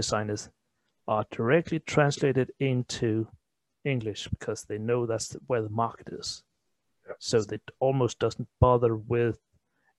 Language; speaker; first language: English; non-native, fluent; Danish